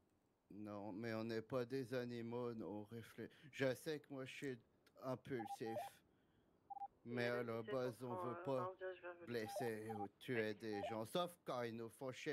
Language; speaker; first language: French; native; French